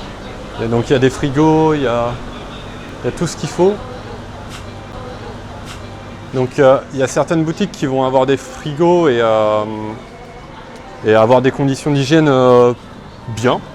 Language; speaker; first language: French; native; French